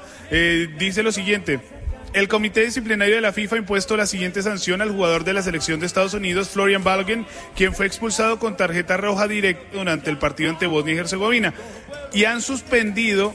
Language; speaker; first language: Spanish; native; Spanish